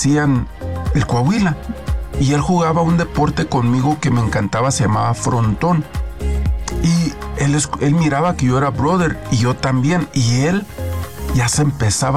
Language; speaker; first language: Spanish; native; Spanish